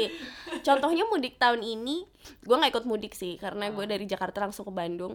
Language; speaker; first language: Indonesian; native; Indonesian